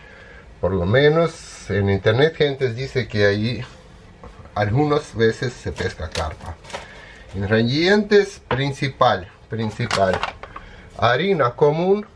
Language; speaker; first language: Spanish; non-native, fluent; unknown